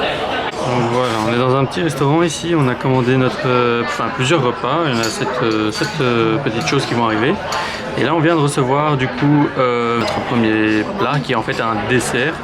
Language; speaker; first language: French; native; French